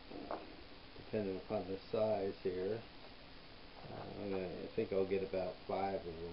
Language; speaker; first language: English; native; English